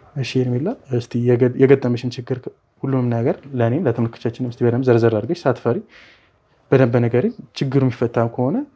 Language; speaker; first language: Amharic; native; Amharic